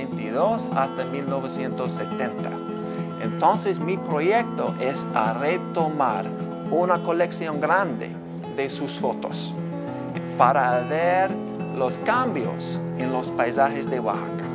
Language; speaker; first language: Spanish; non-native, learner; English